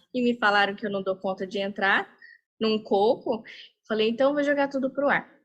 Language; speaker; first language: Portuguese; early bilingual, heritage; Portuguese